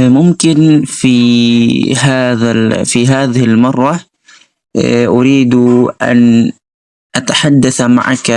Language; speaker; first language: Arabic; non-native, learner; Indonesian